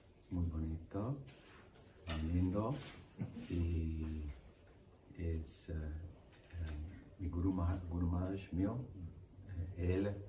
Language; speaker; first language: Spanish; non-native, learner; English